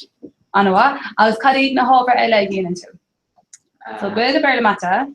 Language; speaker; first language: Irish; non-native, local second language; English